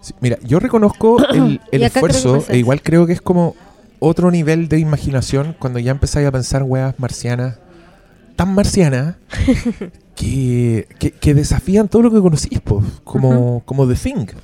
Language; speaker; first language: Spanish; native; Spanish